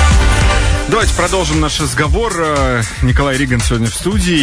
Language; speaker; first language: Russian; native; Russian